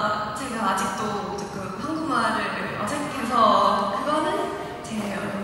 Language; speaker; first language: Korean; non-native, learner; English